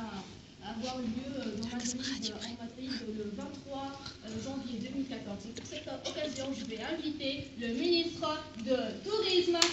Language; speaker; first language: French; non-native, local second language; Arabic